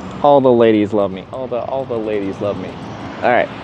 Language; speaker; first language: English; native; English